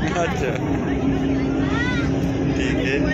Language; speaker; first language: Hindi; non-native, local second language; Bangla